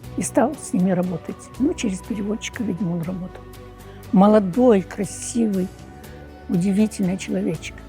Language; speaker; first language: Russian; non-native, local second language; Uyghur